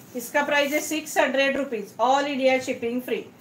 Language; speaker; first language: Hindi; non-native, local second language; Marathi